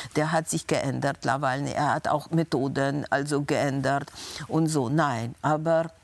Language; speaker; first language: German; non-native, fluent; Russian